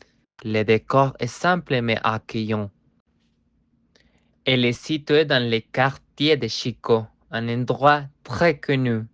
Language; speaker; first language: French; non-native, learner; Spanish